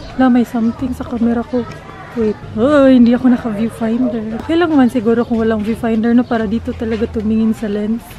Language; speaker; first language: Filipino; non-native, local second language; Cebuano